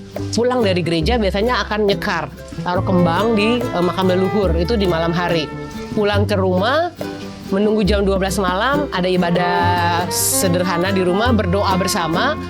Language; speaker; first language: Indonesian; native; Indonesian